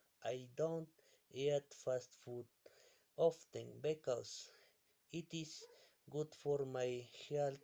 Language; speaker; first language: English; non-native, learner; Spanish